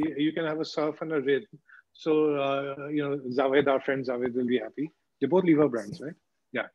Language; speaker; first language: English; non-native, local second language; Bangla